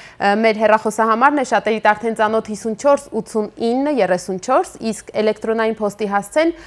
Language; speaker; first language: Armenian; native; Armenian